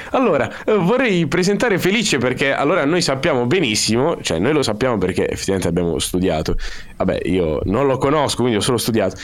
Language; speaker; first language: Italian; native; Italian